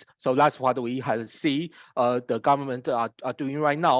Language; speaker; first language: English; non-native, fluent; Chinese